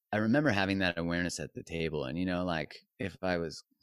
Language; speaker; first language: English; native; English